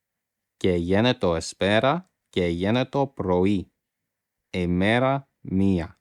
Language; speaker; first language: Greek; non-native, fluent; English